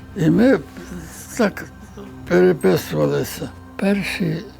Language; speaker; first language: Ukrainian; native; Ukrainian